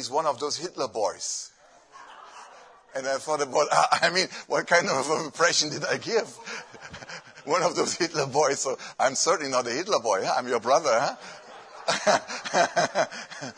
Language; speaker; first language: English; non-native, fluent; German